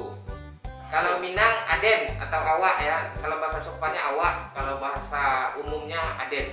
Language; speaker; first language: Indonesian; non-native, local second language; Minangkabau